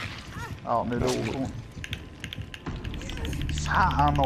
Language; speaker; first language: Swedish; native; Swedish